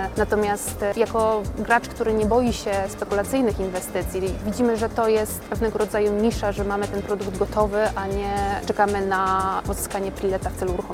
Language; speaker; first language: Polish; native; Polish